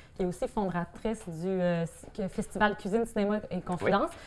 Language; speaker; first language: French; native; French